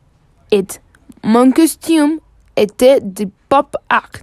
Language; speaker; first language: French; non-native, learner; Spanish